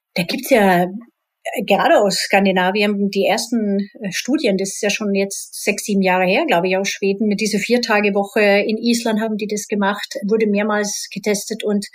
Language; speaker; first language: German; non-native, fluent; Swedish